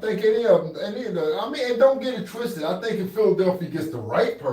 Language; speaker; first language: English; native; English